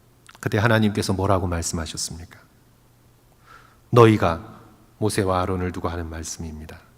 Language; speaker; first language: Korean; native; Korean